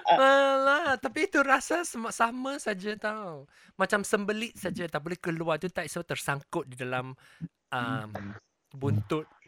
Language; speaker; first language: Malay; non-native, local second language; Chinese